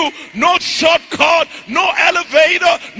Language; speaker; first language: English; non-native, local second language; Yoruba